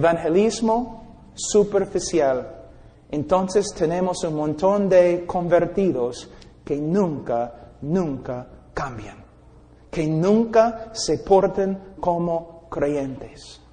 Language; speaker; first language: Spanish; non-native, fluent; English